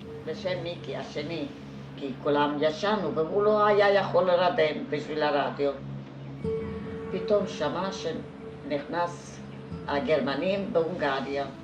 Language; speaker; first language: Hebrew; non-native, fluent; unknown